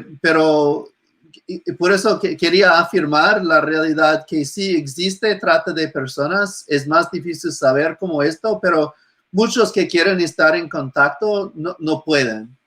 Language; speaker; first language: Spanish; non-native, fluent; English